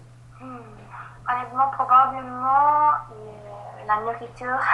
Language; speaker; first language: French; non-native, learner; English